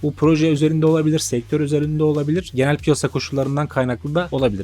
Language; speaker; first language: Turkish; native; Turkish